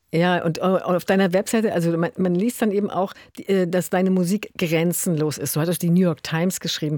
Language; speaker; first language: German; native; German